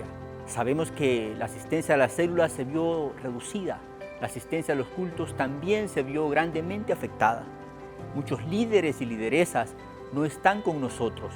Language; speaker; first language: Spanish; native; Spanish